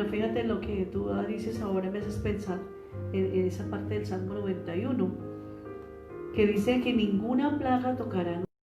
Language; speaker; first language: Spanish; native; Spanish